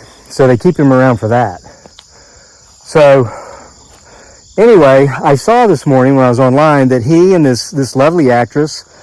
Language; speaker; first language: English; native; English